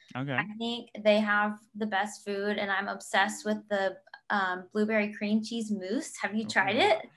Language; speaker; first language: English; native; English